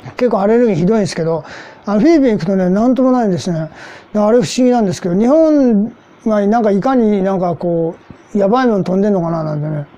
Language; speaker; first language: Japanese; native; Japanese